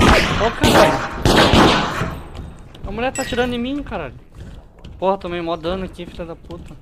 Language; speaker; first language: Portuguese; native; Portuguese